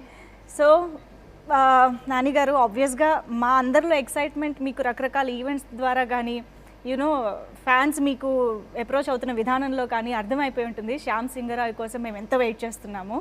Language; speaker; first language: Telugu; native; Telugu